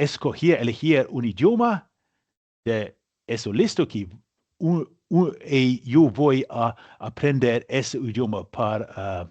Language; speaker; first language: Spanish; non-native, learner; English